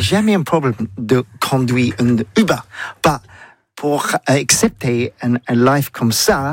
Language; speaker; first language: French; non-native, learner; English